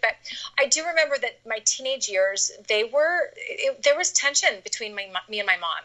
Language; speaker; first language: English; native; English